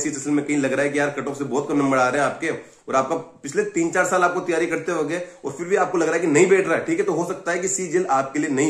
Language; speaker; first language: Hindi; native; Hindi